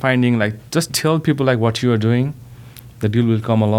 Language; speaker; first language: English; non-native, local second language; Nepali